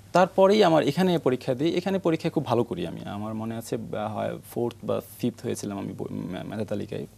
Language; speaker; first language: Bangla; native; Bangla